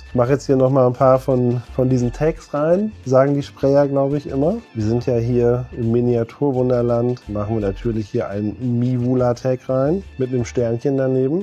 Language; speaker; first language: German; native; German